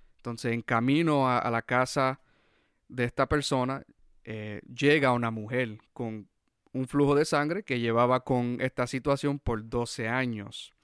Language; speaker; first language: Spanish; early bilingual, heritage; Spanish